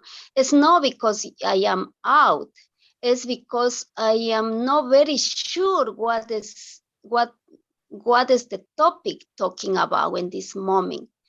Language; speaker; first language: English; non-native, learner; Spanish